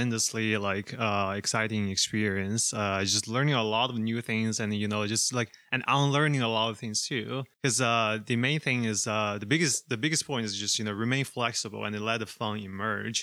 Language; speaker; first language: English; non-native, fluent; Chinese